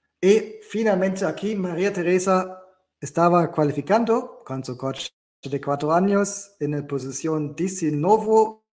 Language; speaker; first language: Spanish; non-native, learner; German